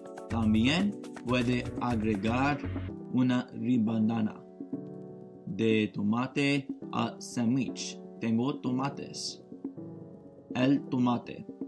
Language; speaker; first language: Spanish; non-native, learner; English